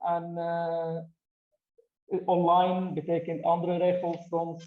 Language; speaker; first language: Dutch; non-native, fluent; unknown